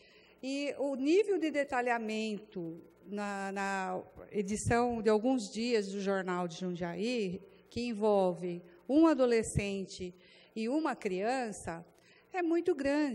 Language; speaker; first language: Portuguese; native; Portuguese